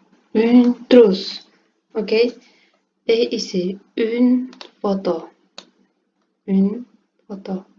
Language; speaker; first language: French; non-native, learner; Portuguese